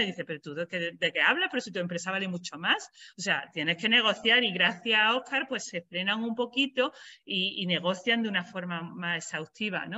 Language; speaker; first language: Spanish; native; Spanish